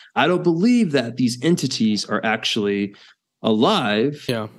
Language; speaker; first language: English; native; English